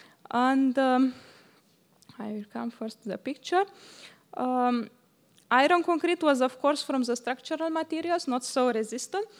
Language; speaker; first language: English; non-native, fluent; Romanian